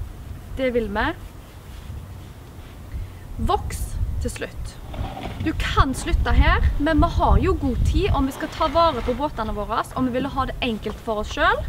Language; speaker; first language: Norwegian; native; Norwegian